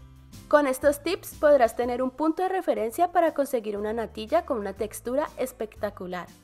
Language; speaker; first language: Spanish; native; Spanish